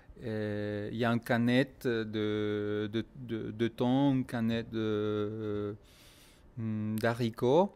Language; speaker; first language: French; non-native, fluent; Spanish